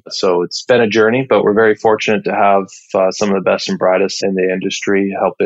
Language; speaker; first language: English; native; English